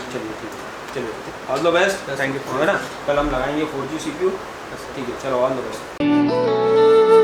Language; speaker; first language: Hindi; native; Hindi